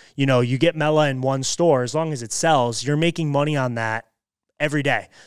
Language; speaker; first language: English; native; English